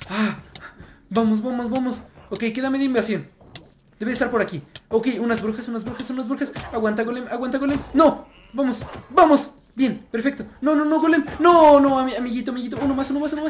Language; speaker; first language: Spanish; native; Spanish